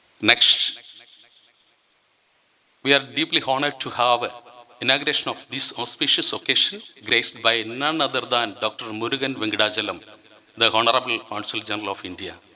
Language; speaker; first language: English; non-native, local second language; Malayalam